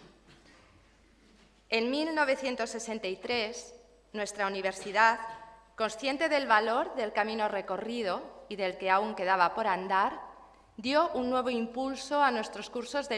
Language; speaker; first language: Spanish; native; Spanish